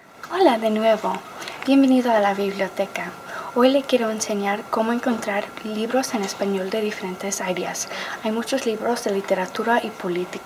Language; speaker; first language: Spanish; non-native, learner; English